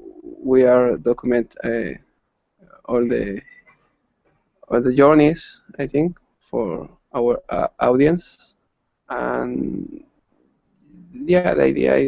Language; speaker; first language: English; non-native, learner; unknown